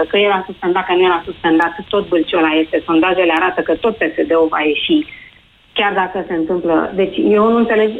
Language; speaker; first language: Romanian; native; Romanian